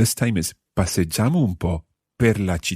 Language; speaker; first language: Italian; non-native, fluent; English